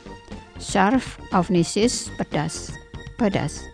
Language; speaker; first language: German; non-native, fluent; Indonesian